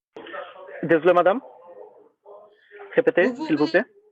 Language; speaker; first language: French; non-native, learner; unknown